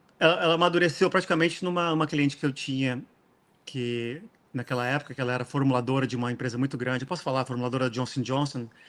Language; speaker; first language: Portuguese; native; Portuguese